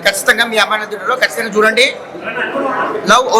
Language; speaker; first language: Telugu; native; Telugu